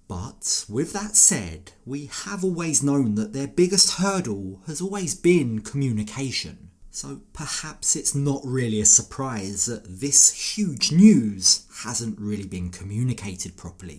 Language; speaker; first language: English; native; English